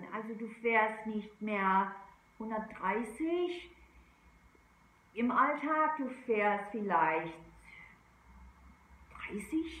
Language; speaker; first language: German; non-native, fluent; English